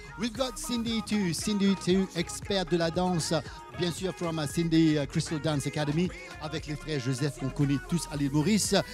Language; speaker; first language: French; non-native, local second language; Morisyen